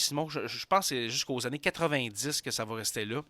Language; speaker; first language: French; native; French